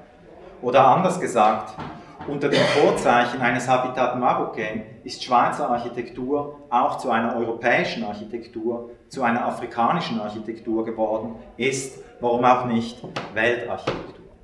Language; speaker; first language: German; native; German